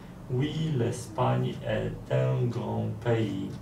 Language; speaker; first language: French; non-native, learner; Polish